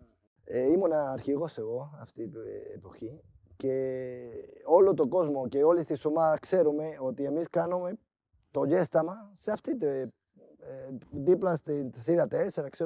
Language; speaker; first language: Greek; non-native, fluent; Spanish